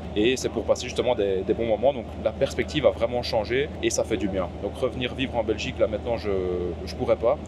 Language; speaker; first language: French; native; French